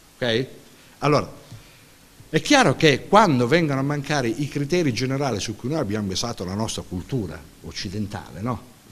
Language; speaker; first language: Italian; native; Italian